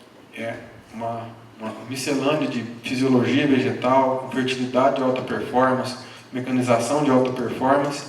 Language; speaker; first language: Portuguese; native; Portuguese